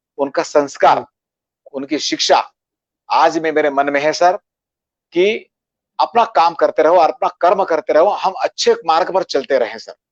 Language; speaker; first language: Hindi; non-native, local second language; Marathi